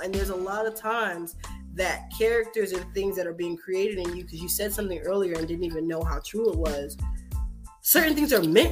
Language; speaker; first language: English; native; English